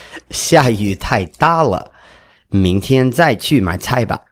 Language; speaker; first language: Chinese; non-native, learner; English